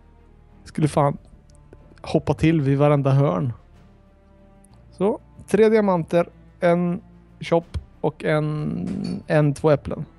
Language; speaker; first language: Swedish; native; Swedish